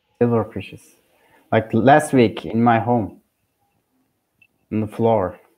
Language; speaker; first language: English; non-native, learner; Turkish